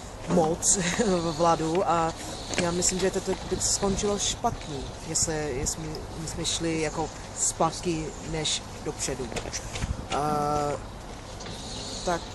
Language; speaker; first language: Czech; non-native, learner; English